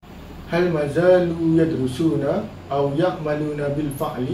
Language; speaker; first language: Arabic; non-native, learner; Malay